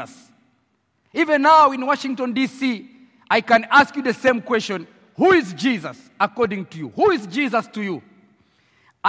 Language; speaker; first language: English; non-native, local second language; French